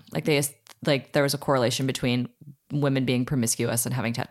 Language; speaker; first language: English; native; English